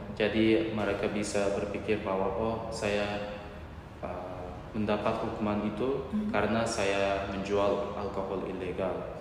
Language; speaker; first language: Indonesian; non-native, learner; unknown